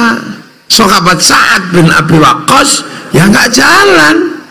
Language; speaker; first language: Indonesian; native; Indonesian